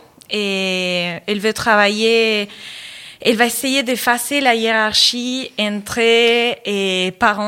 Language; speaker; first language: French; non-native, fluent; Spanish